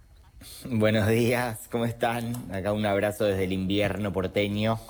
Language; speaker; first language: Spanish; native; Spanish